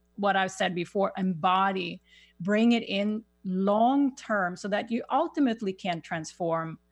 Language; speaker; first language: English; non-native, fluent; Swedish